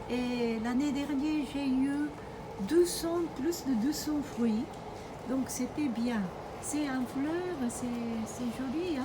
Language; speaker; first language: French; non-native, fluent; Japanese